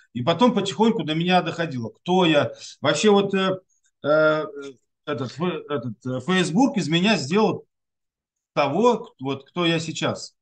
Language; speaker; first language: Russian; non-native, local second language; Tatar